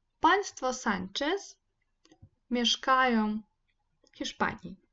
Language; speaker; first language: Polish; non-native, fluent; Ukrainian